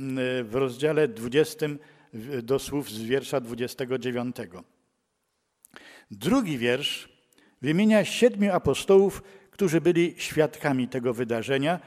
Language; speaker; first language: Polish; native; Polish